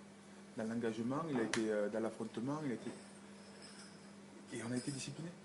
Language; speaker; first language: French; native; French